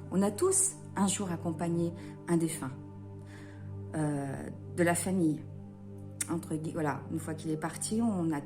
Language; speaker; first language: French; native; French